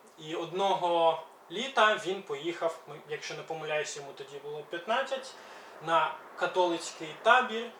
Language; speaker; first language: Ukrainian; early bilingual, other home language; Belarusian